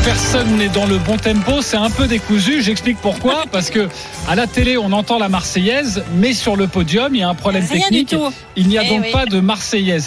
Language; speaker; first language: French; native; French